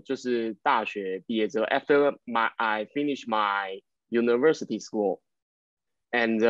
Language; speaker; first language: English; non-native, learner; Chinese